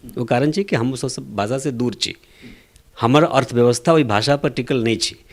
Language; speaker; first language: Maithili; non-native, local second language; Bhojpuri